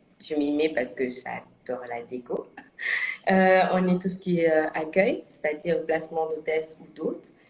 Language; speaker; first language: French; native; French